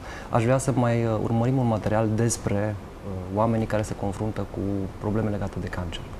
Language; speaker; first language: Romanian; native; Romanian